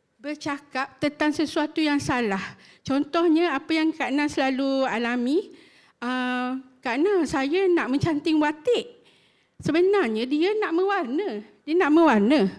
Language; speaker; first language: Malay; native; Malay